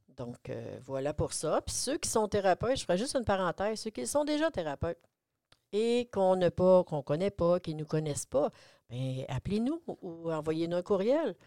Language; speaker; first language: French; native; French